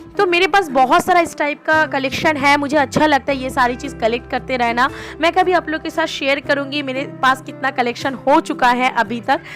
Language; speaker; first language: Hindi; non-native, local second language; Bangla